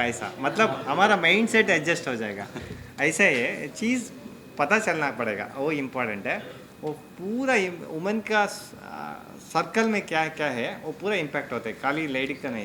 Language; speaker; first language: Hindi; non-native, local second language; Kannada